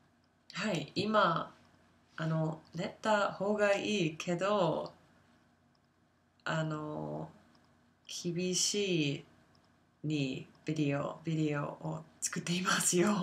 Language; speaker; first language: Japanese; non-native, learner; English